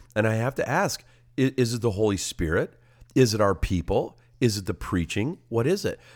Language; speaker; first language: English; native; English